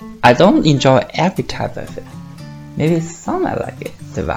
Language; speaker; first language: English; non-native, fluent; Chinese